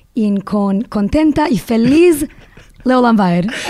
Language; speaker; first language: Spanish; non-native, learner; English